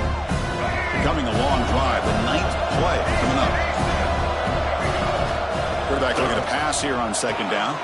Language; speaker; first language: English; native; English